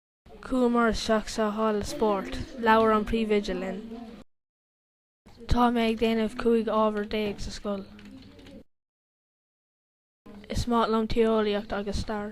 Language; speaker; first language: Irish; non-native, local second language; English